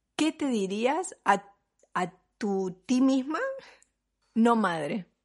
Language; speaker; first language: Spanish; native; Spanish